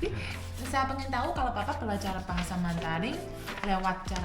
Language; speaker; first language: Indonesian; non-native, fluent; Chinese